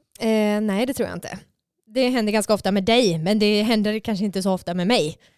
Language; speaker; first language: Swedish; native; Swedish